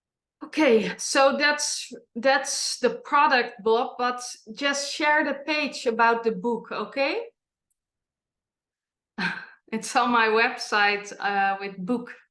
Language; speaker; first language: English; non-native, fluent; Dutch